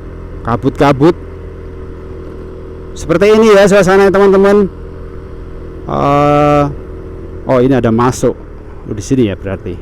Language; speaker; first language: Indonesian; non-native, local second language; Javanese